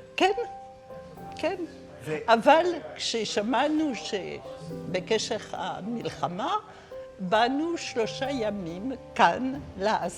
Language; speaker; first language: Hebrew; non-native, fluent; French